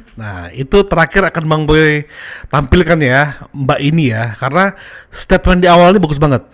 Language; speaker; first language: Indonesian; native; Indonesian